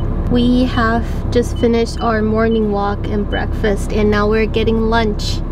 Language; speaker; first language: English; non-native, fluent; Chinese